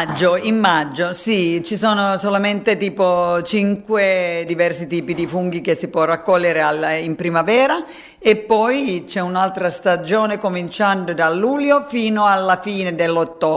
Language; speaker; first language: Italian; non-native, fluent; Finnish